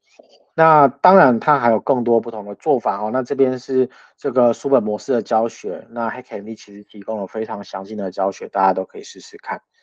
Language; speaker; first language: Chinese; native; Chinese